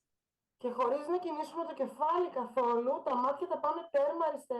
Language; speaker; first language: Greek; native; Greek